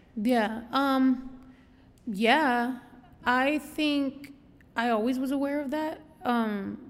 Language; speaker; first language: English; early bilingual, other home language; Spanish